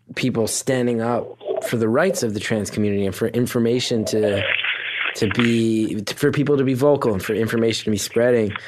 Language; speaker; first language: English; native; English